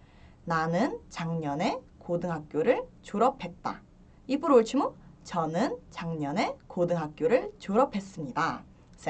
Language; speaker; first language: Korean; early bilingual, heritage; Korean